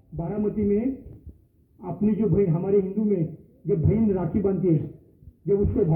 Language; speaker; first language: Hindi; non-native, local second language; Marathi